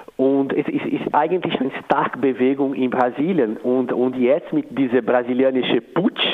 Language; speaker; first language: German; non-native, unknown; Portuguese